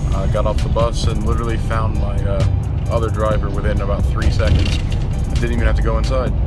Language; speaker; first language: English; native; English